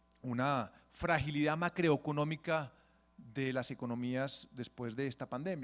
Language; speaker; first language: Spanish; native; Spanish